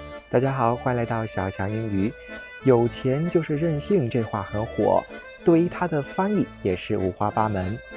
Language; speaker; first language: Chinese; native; Chinese